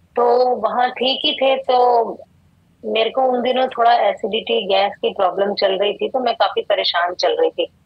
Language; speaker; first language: Hindi; native; Hindi